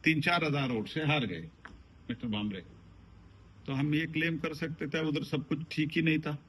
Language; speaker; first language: Hindi; non-native, local second language; Kannada